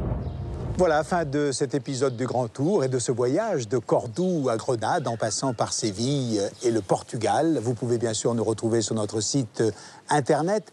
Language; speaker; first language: French; native; French